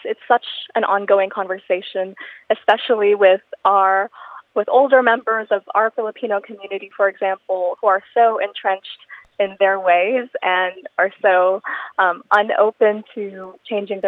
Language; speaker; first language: English; non-native, local second language; Filipino